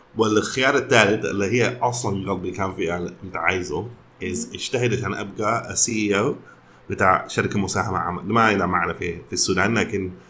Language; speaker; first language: Arabic; early bilingual, heritage; Arabic